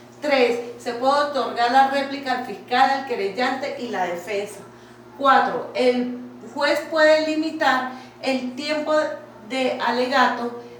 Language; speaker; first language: Spanish; native; Spanish